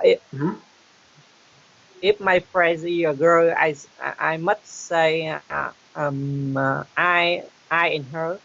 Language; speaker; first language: English; non-native, learner; Vietnamese